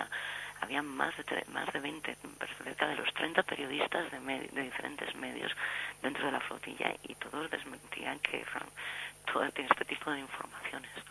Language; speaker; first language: Spanish; native; Spanish